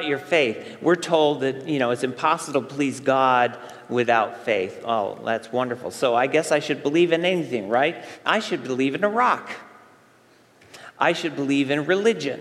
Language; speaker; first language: English; native; English